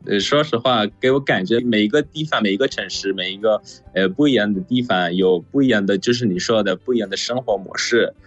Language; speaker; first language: Chinese; non-native, fluent; Persian